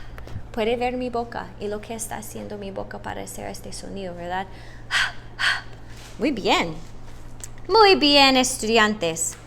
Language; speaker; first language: Spanish; non-native, fluent; English